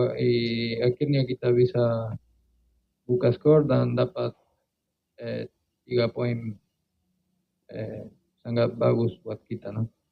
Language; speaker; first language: Indonesian; non-native, fluent; Spanish